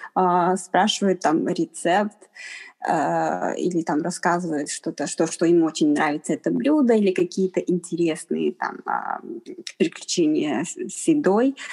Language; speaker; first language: Russian; non-native, fluent; Chinese